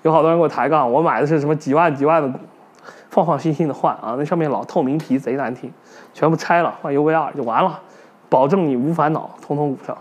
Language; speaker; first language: Chinese; native; Chinese